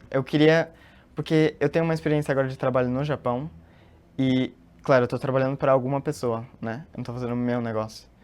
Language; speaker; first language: Portuguese; early bilingual, heritage; Portuguese